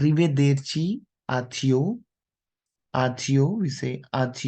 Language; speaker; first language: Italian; non-native, fluent; Hindi